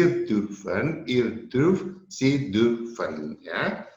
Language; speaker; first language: German; non-native, fluent; Indonesian